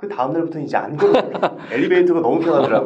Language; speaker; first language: Korean; native; Korean